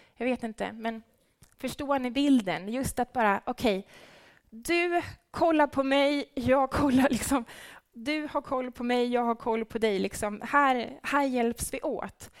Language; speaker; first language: Swedish; native; Swedish